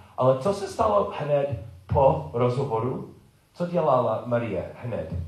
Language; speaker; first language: Czech; non-native, learner; English